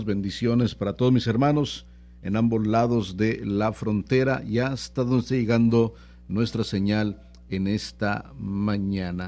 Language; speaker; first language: Spanish; native; Spanish